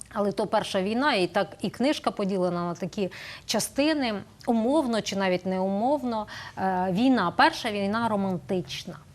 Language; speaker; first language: Ukrainian; native; Ukrainian